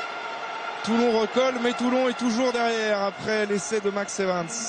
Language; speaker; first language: French; native; French